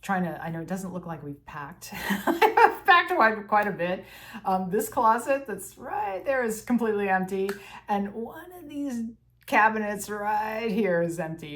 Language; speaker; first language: English; native; English